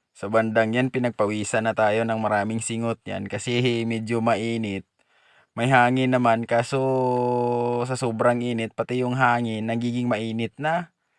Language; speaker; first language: Filipino; non-native, local second language; Cebuano